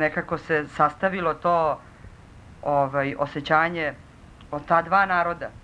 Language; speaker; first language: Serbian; early bilingual, other home language; Russian